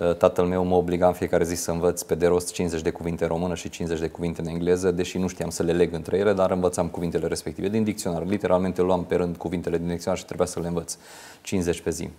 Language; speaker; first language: Romanian; non-native, local second language; Hungarian